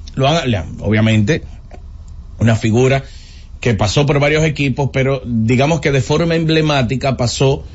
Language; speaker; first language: Spanish; native; Spanish